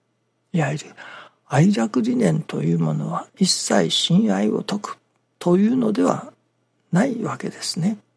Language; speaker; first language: Japanese; native; Japanese